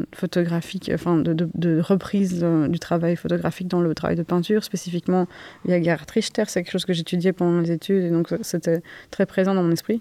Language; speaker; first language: French; native; French